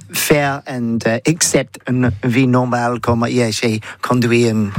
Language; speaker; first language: French; non-native, learner; English